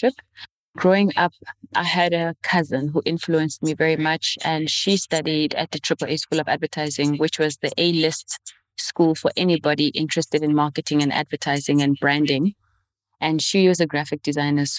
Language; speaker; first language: English; non-native, local second language; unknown